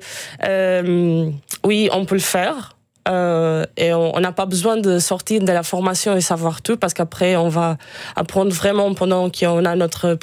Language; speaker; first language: French; non-native, fluent; Portuguese